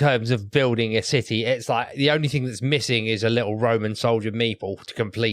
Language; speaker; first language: English; native; English